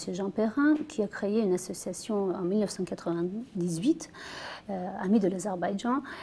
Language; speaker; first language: French; non-native, fluent; Azerbaijani